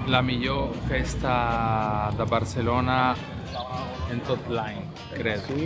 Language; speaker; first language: Catalan; non-native, local second language; Spanish